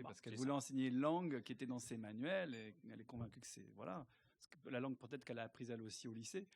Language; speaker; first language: French; native; French